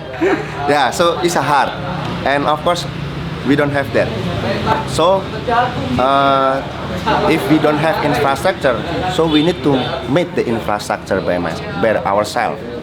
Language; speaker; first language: English; non-native, learner; Indonesian